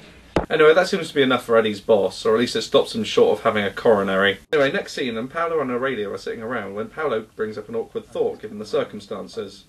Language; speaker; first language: English; native; English